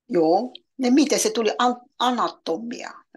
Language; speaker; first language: Finnish; non-native, learner; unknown